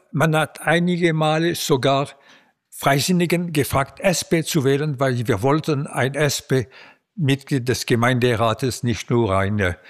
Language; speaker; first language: German; non-native, local second language; French